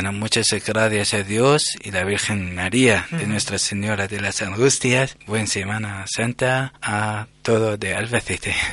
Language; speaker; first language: Spanish; non-native, learner; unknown